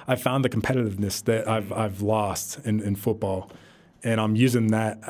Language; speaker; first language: English; native; English